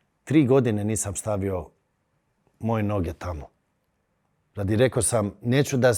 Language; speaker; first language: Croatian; early bilingual, heritage; Bosnian